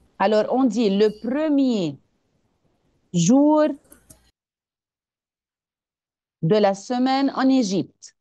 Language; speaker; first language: French; non-native, fluent; Arabic